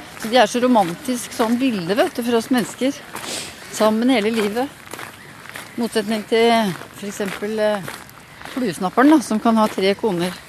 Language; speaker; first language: Norwegian; native; Norwegian